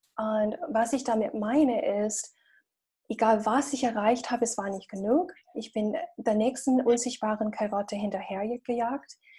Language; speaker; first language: German; non-native, fluent; English